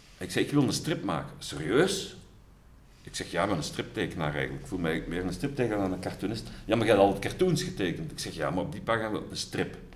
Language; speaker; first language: Dutch; native; Dutch